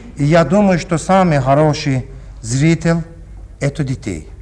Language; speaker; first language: Russian; non-native, learner; Turkish